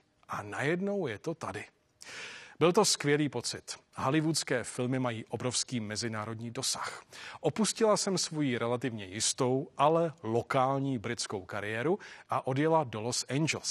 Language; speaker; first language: Czech; native; Czech